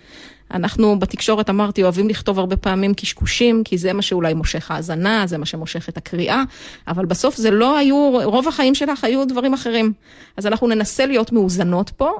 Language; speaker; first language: Hebrew; native; Hebrew